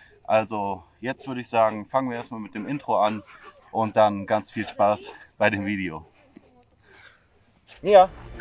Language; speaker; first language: German; native; German